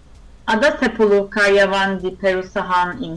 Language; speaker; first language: Indonesian; non-native, learner; Turkish